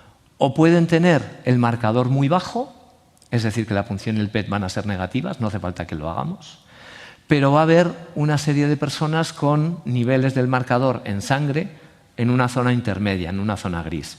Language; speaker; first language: Spanish; native; Spanish